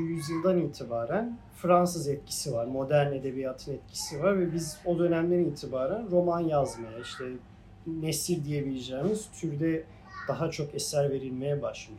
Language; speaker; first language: Turkish; native; Turkish